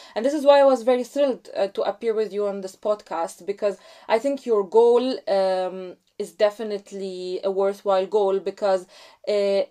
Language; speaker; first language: English; non-native, fluent; Arabic